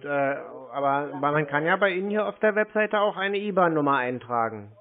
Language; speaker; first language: German; native; German